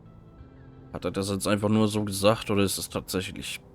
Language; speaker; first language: German; native; German